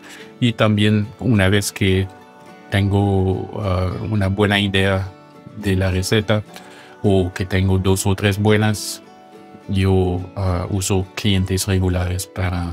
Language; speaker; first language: Spanish; non-native, fluent; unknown